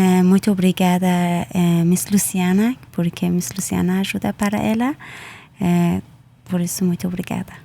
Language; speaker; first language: Portuguese; non-native, learner; Persian